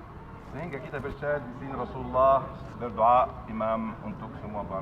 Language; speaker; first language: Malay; non-native, learner; Arabic